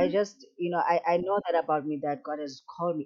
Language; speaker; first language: English; non-native, local second language; Xhosa